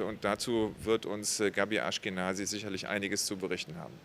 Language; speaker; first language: German; native; German